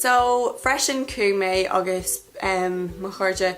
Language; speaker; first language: Irish; non-native, local second language; English